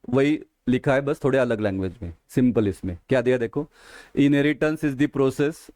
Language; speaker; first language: Hindi; non-native, local second language; Marathi